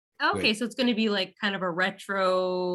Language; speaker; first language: English; native; English